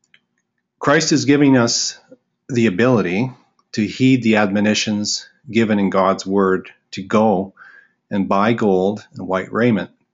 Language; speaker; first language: English; native; English